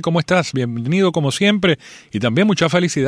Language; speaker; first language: Spanish; native; Spanish